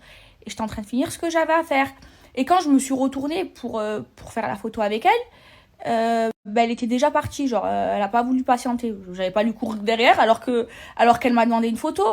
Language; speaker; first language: French; native; French